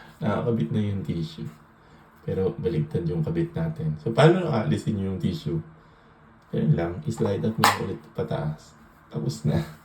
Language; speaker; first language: Filipino; native; Filipino